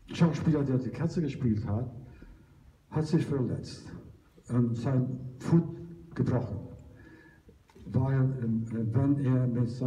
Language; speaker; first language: German; non-native, learner; Italian